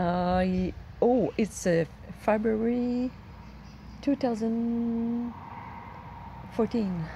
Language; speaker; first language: English; non-native, local second language; French